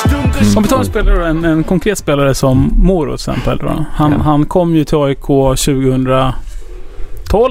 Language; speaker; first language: Swedish; native; Swedish